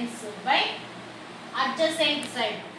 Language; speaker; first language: English; non-native, local second language; Telugu